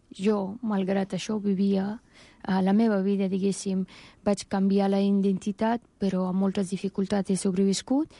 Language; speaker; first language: Catalan; non-native, fluent; Persian